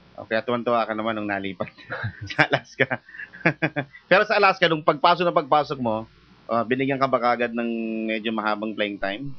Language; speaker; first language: Filipino; native; Filipino